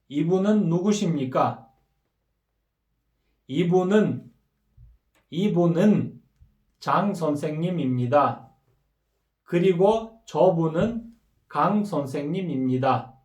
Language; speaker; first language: Korean; non-native, fluent; Kyrgyz